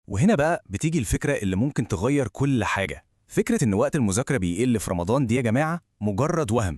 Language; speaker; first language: Arabic; native; Arabic